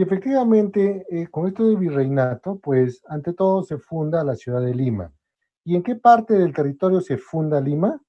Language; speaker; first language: Spanish; native; Spanish